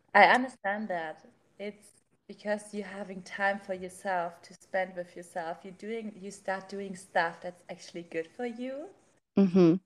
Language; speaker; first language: English; non-native, fluent; German